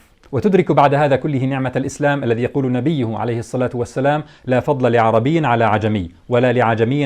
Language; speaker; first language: Arabic; native; Arabic